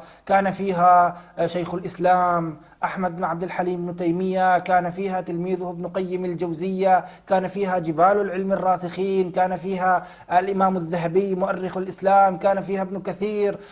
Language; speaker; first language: Arabic; native; Arabic